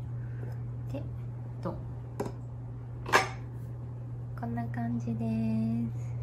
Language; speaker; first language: Japanese; native; Japanese